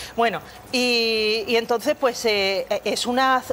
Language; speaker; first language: Spanish; native; Spanish